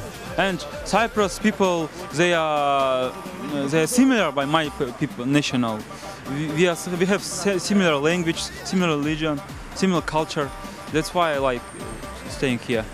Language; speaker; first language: English; non-native, learner; Kyrgyz